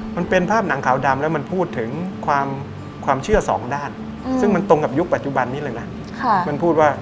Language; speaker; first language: Thai; native; Thai